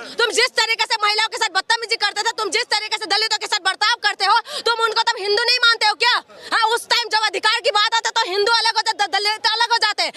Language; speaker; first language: Hindi; non-native, local second language; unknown